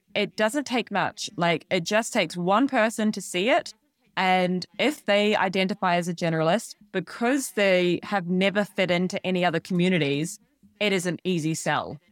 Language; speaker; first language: English; native; English